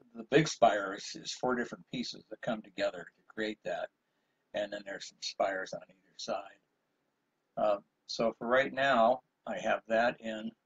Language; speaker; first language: English; native; English